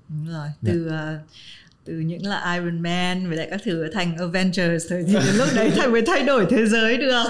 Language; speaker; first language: Vietnamese; native; Vietnamese